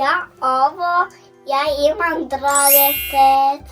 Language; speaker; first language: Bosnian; early bilingual, heritage; Serbian